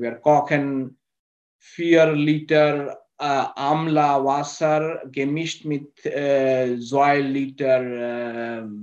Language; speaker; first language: German; non-native, learner; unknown